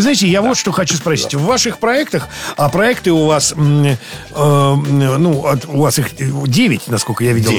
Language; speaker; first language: Russian; native; Russian